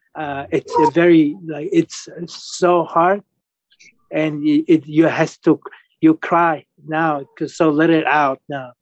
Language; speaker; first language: English; non-native, learner; Mongolian